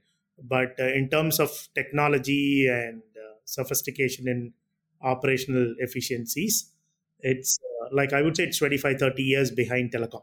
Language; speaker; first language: English; non-native, local second language; Tamil